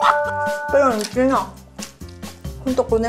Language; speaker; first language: Spanish; non-native, learner; Korean